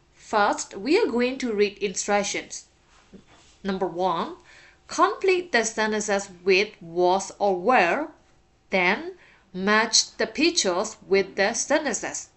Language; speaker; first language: English; non-native, fluent; Burmese